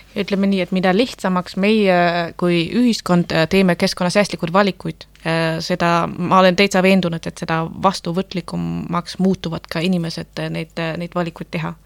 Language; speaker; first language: Estonian; non-native, fluent; German